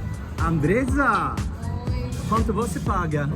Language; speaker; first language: Portuguese; non-native, learner; Swedish